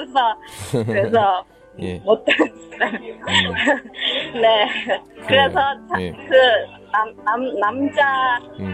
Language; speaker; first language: Korean; non-native, learner; Chinese